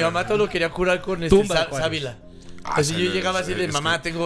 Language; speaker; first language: Spanish; native; Spanish